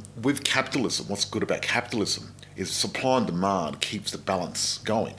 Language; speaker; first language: English; non-native, local second language; Macedonian